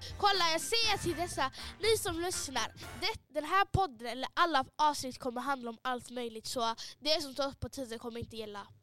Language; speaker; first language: Swedish; early bilingual, other home language; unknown